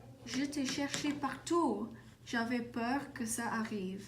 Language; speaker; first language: French; non-native, learner; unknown